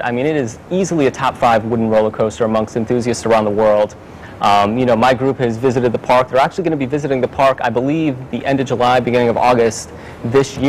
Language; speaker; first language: English; native; English